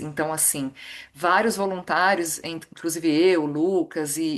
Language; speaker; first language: Portuguese; native; Portuguese